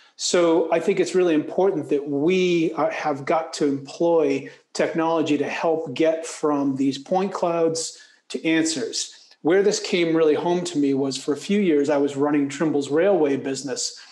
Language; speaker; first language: English; native; English